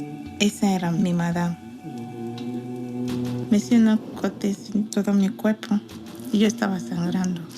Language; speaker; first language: Spanish; non-native, learner; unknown